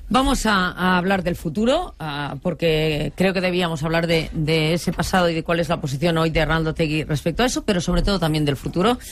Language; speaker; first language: Spanish; non-native, local second language; Catalan